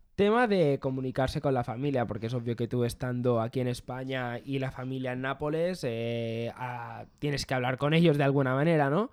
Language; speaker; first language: Spanish; native; Spanish